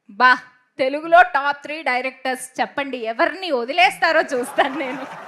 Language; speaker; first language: Telugu; native; Telugu